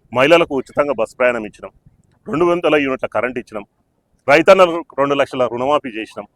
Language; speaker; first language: Telugu; native; Telugu